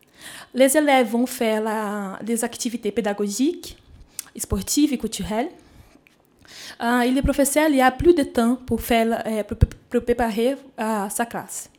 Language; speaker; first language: French; non-native, fluent; Portuguese